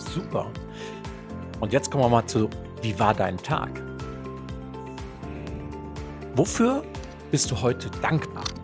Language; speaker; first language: German; native; German